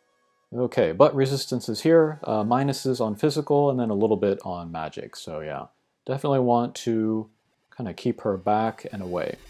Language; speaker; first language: English; native; English